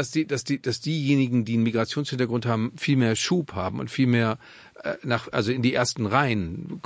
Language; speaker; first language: German; native; German